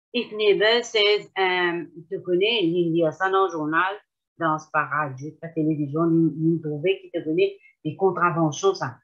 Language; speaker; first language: French; non-native, local second language; Morisyen